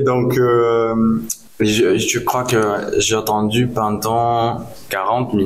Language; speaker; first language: French; non-native, learner; Spanish